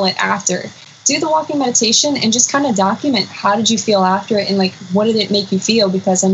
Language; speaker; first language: English; native; English